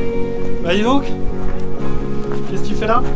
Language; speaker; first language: French; native; French